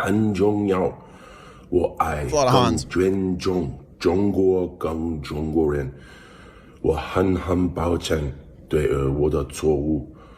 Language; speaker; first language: Chinese; non-native, learner; English